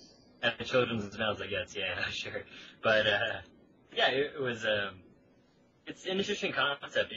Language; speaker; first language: English; native; English